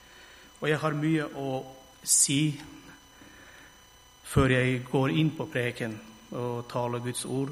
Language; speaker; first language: Norwegian; non-native, fluent; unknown